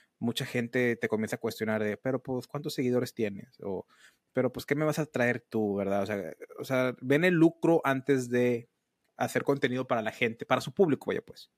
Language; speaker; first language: Spanish; early bilingual, heritage; Spanish